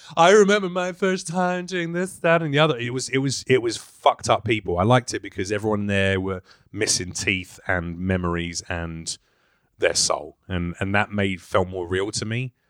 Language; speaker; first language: English; native; English